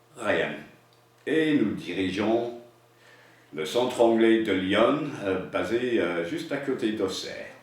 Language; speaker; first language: French; non-native, fluent; English